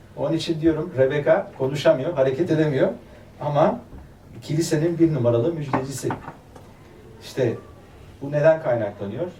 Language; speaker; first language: Turkish; early bilingual, other home language; German